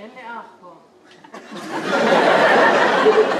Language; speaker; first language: Hebrew; non-native, local second language; Arabic